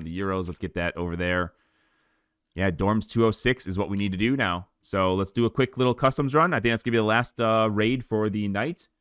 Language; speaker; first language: English; native; English